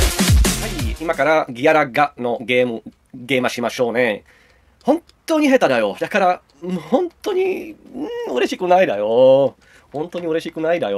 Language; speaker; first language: Japanese; non-native, learner; Czech